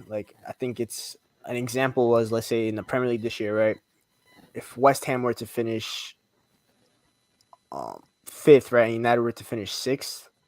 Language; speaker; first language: English; native; English